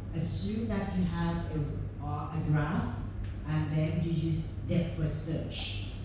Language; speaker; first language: English; non-native, fluent; Thai